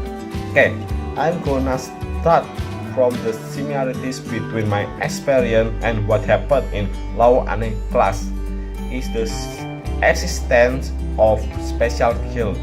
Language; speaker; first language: English; non-native, learner; Indonesian